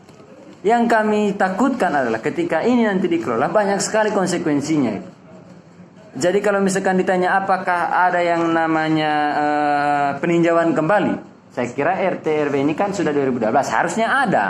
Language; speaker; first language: Indonesian; native; Indonesian